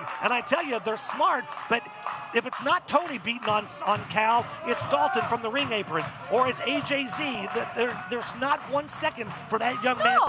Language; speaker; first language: English; native; English